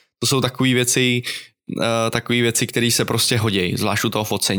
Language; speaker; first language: Czech; native; Czech